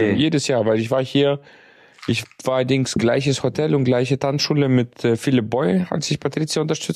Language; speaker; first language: German; native; German